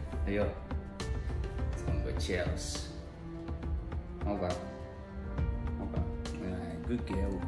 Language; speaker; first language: Indonesian; non-native, learner; English